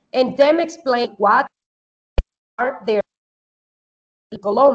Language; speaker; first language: English; non-native, fluent; Spanish